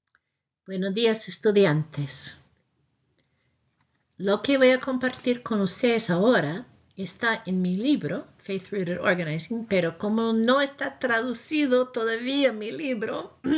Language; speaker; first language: Spanish; non-native, fluent; English